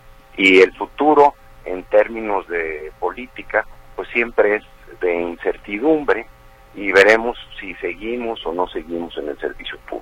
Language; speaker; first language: Spanish; native; Spanish